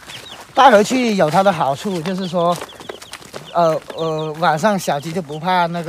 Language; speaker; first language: Chinese; native; Chinese